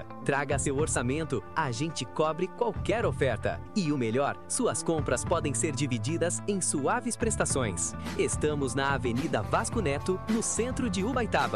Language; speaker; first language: Portuguese; native; Portuguese